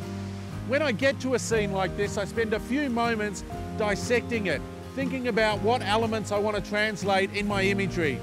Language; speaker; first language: English; native; English